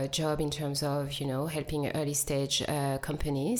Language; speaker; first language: English; non-native, fluent; French